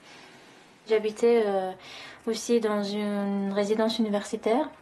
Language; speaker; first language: French; non-native, learner; Persian